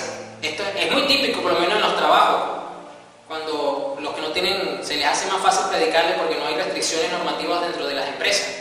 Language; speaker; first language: Spanish; native; Spanish